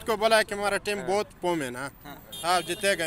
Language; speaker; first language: Hindi; non-native, learner; Pashto